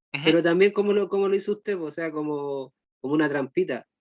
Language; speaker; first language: Spanish; native; Spanish